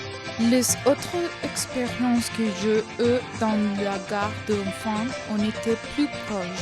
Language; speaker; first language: French; non-native, learner; Spanish